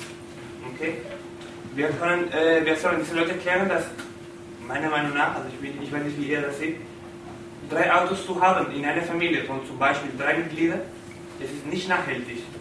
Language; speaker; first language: German; non-native, fluent; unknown